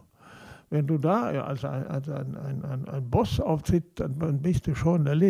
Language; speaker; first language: German; non-native, fluent; Swedish